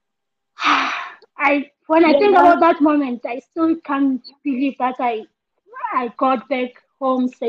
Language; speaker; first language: English; non-native, local second language; Southern Sotho